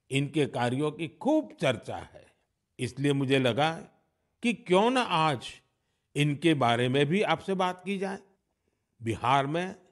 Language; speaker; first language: Hindi; non-native, local second language; Gujarati